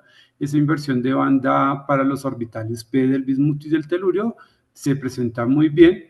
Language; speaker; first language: Spanish; native; Spanish